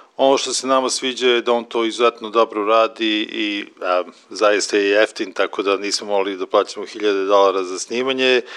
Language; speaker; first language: Serbian; native; Serbian